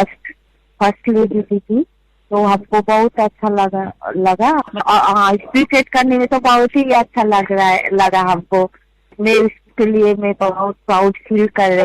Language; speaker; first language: Hindi; non-native, local second language; Nepali